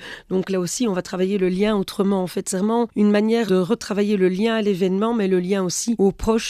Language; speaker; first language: French; native; French